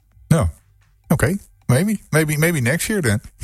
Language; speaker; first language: English; non-native, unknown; Dutch